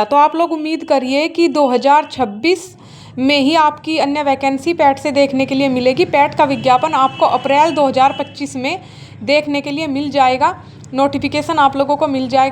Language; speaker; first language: Hindi; native; Hindi